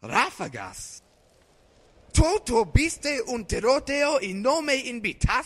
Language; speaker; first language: Spanish; non-native, learner; English